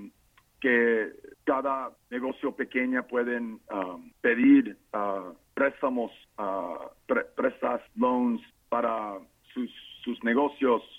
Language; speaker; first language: Spanish; non-native, fluent; English